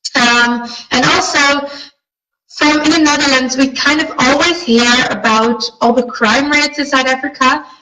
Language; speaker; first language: English; non-native, fluent; Dutch